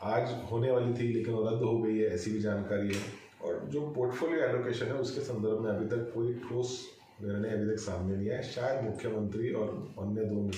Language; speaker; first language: Hindi; non-native, local second language; Marathi